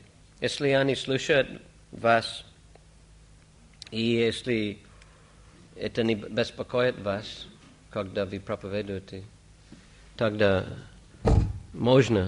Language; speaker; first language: Russian; non-native, fluent; English